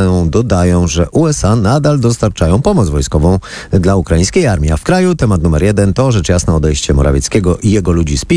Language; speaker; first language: Polish; native; Polish